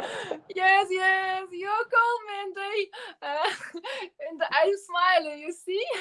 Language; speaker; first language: English; non-native, learner; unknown